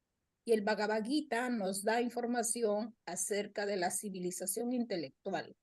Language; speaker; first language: Spanish; native; Spanish